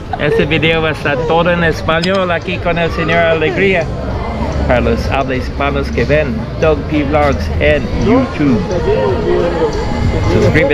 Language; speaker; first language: Spanish; non-native, learner; English